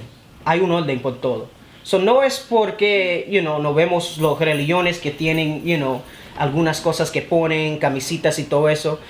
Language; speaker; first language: Spanish; early bilingual, heritage; Spanish